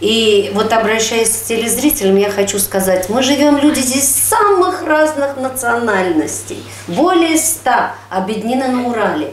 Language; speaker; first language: Russian; native; Russian